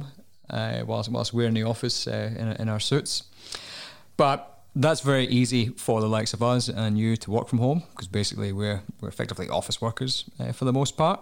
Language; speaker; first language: English; native; English